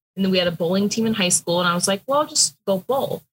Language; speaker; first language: English; native; English